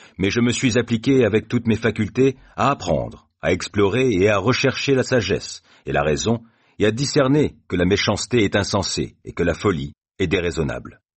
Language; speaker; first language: French; native; French